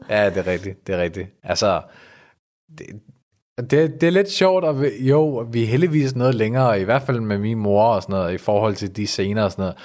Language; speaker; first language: Danish; early bilingual, other home language; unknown